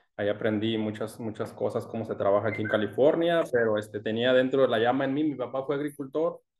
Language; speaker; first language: Spanish; native; Spanish